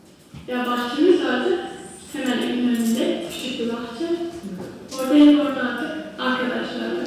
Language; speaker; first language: Turkish; early bilingual, heritage; Kurdish